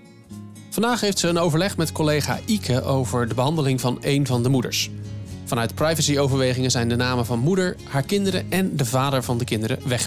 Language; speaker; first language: Dutch; native; Dutch